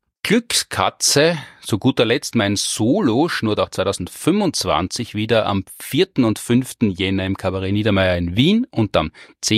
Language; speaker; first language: German; native; German